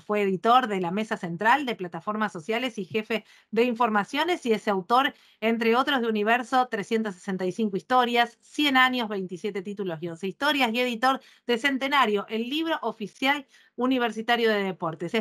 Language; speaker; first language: Spanish; native; Spanish